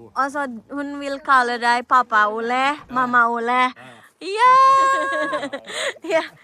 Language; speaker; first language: Norwegian; non-native, learner; Indonesian